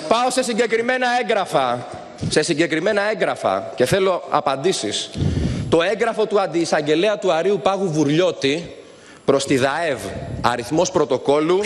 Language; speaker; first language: Greek; native; Greek